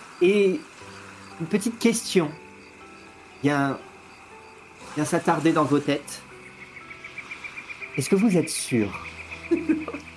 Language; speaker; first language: French; native; French